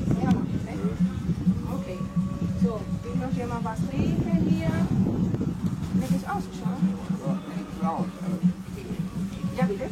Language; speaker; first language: German; non-native, fluent; French